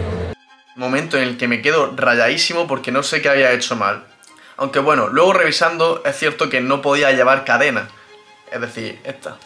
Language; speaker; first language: Spanish; native; Spanish